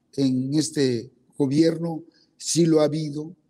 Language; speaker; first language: Spanish; non-native, local second language; Zapotec